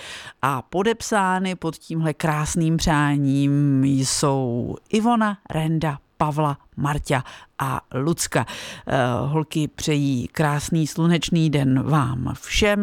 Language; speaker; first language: Czech; native; Czech